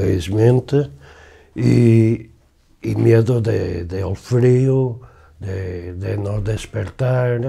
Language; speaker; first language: Spanish; non-native, fluent; Portuguese